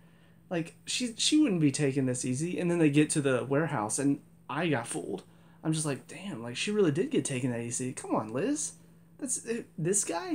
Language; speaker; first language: English; native; English